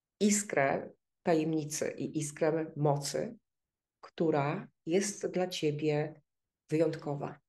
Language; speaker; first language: Polish; native; Polish